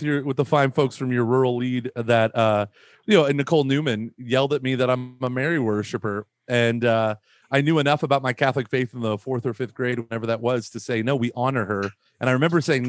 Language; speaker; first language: English; native; English